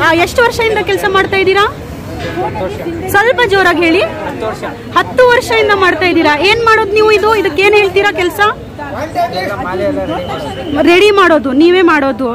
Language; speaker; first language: Kannada; non-native, local second language; Hindi